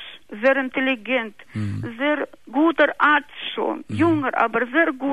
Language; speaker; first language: German; non-native, local second language; Russian